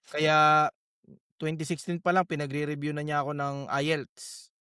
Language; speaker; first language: Filipino; native; Filipino